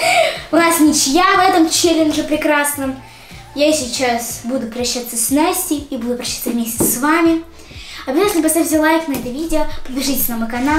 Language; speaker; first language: Russian; native; Russian